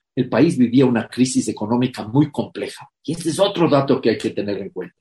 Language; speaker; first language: Spanish; native; Spanish